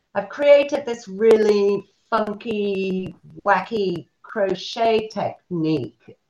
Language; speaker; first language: English; native; English